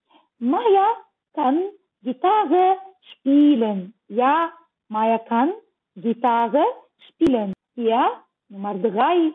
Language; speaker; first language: German; non-native, learner; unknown